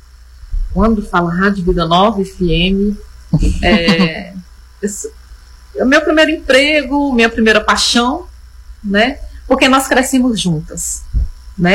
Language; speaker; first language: Portuguese; native; Portuguese